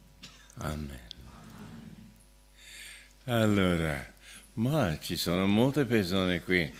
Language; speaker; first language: Italian; non-native, fluent; English